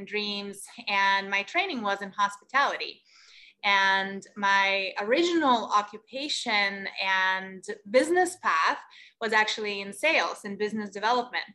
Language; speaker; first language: English; non-native, fluent; Russian